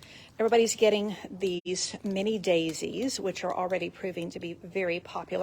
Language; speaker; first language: English; native; English